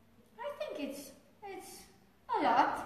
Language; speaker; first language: English; non-native, fluent; Romanian